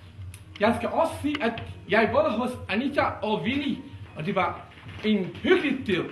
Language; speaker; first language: Danish; non-native, fluent; Kurdish